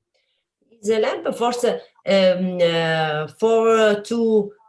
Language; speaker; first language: English; non-native, learner; Italian